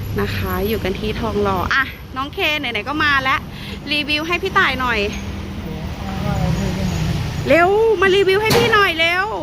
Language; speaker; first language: Thai; native; Thai